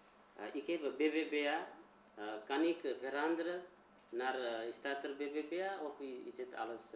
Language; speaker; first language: Dutch; non-native, learner; Nepali